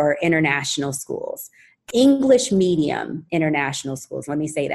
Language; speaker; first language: English; native; English